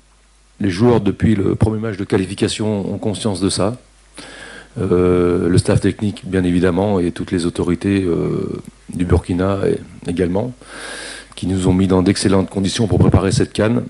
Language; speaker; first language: French; native; French